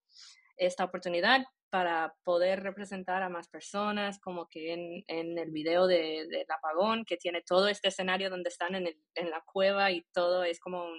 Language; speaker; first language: Spanish; early bilingual, heritage; Spanish